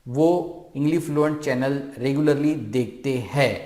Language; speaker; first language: Hindi; non-native, local second language; Marathi